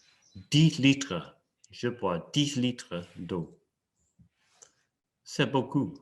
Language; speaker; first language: French; non-native, fluent; English